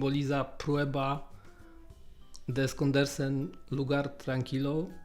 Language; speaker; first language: Spanish; non-native, learner; Polish